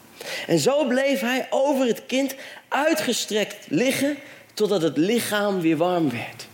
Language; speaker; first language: Dutch; native; Dutch